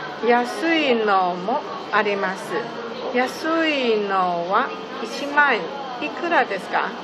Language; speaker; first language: Japanese; non-native, learner; Chinese